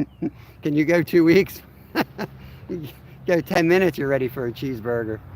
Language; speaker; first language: English; native; English